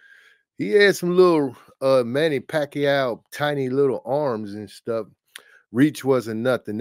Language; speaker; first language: English; native; English